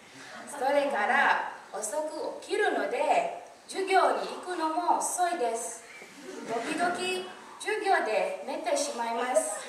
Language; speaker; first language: Japanese; non-native, learner; English